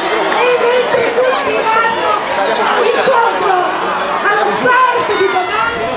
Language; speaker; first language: Italian; native; Italian